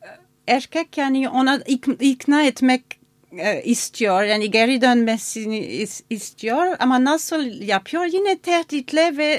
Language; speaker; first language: Turkish; non-native, fluent; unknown